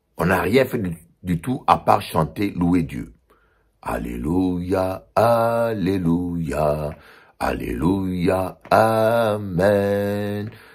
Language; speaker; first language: French; non-native, local second language; Lingala